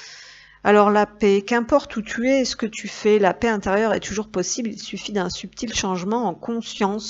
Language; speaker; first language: French; native; French